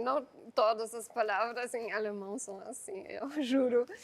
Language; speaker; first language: Portuguese; non-native, fluent; German